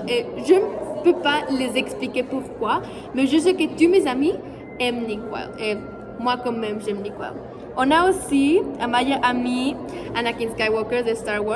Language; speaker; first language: French; non-native, fluent; Spanish